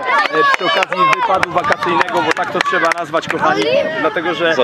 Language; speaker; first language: Polish; native; Polish